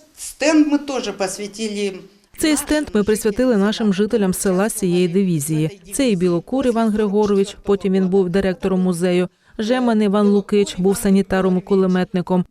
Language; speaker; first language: Ukrainian; native; Ukrainian